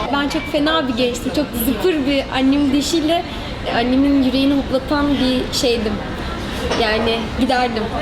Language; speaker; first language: Turkish; native; Turkish